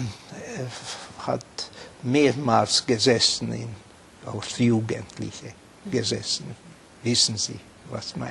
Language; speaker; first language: German; non-native, fluent; Hungarian